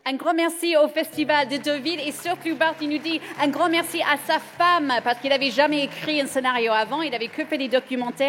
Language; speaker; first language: French; native; French